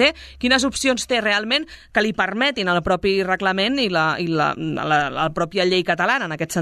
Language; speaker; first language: Catalan; native; Catalan